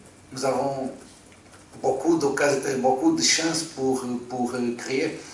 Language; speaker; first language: French; non-native, fluent; Portuguese